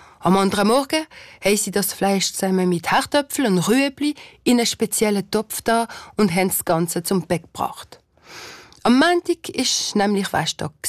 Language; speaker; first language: German; non-native, local second language; Swiss German